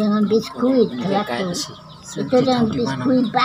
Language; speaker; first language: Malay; non-native, local second language; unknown